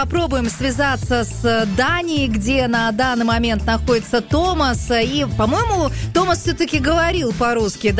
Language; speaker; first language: Russian; native; Russian